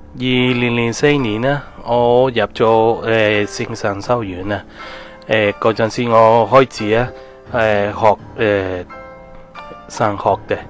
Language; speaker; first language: Cantonese; non-native, learner; Spanish